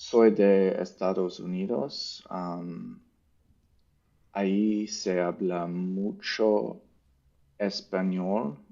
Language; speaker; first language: Spanish; non-native, learner; English